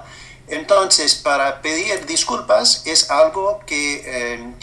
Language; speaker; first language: Spanish; non-native, fluent; English